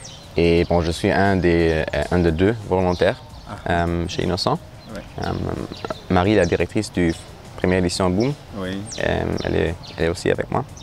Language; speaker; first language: French; non-native, learner; German